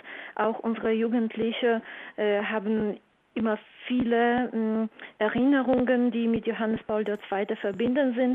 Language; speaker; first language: German; non-native, fluent; Polish